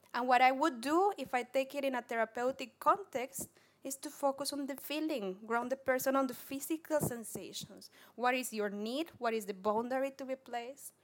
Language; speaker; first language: English; non-native, fluent; Spanish